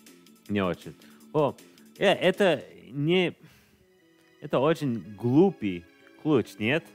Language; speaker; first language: Russian; non-native, learner; English